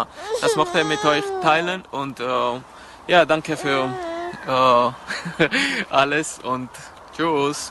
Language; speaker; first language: German; non-native, learner; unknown